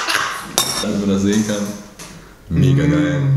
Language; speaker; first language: German; native; German